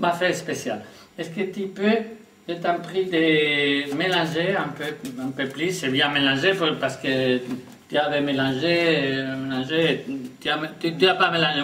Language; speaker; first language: French; non-native, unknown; Spanish